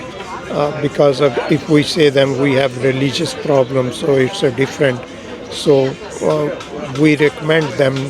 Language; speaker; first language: English; non-native, fluent; Urdu